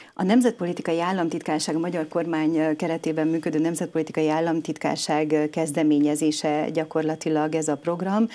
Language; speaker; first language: Hungarian; native; Hungarian